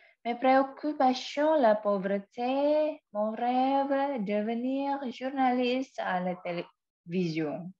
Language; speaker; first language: French; non-native, fluent; Indonesian